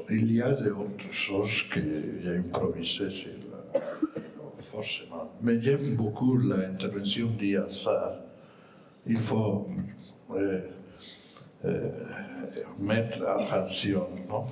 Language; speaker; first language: French; non-native, fluent; Spanish